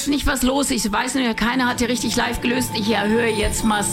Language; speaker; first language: German; native; German